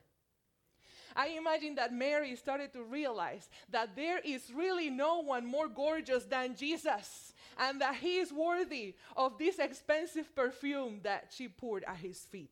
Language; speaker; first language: English; non-native, fluent; Spanish